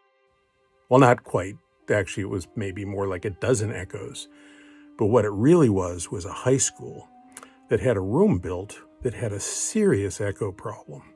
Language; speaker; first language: English; native; English